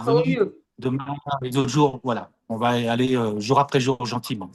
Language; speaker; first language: French; native; French